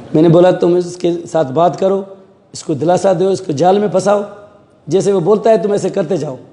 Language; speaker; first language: Urdu; non-native, local second language; Sindhi